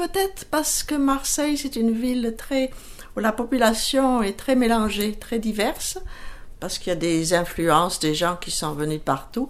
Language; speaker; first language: French; native; French